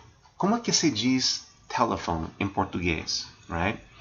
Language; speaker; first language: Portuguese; non-native, fluent; English